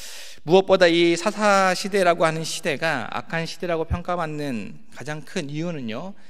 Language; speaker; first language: Korean; native; Korean